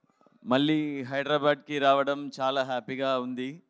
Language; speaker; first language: Telugu; non-native, learner; Tamil